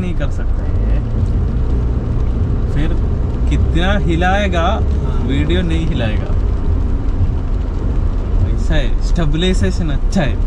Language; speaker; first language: Hindi; non-native, local second language; Malayalam